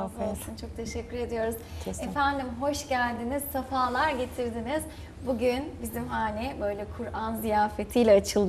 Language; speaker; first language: Turkish; native; Turkish